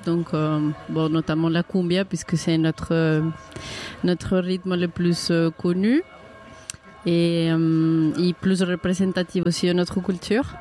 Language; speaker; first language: French; non-native, fluent; Spanish